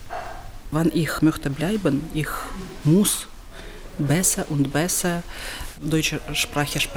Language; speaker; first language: German; non-native, learner; Ukrainian